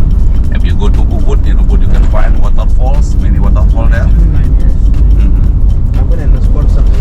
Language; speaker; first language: English; non-native, learner; Indonesian